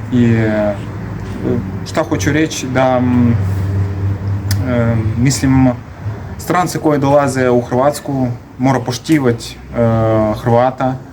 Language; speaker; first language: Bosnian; non-native, learner; Russian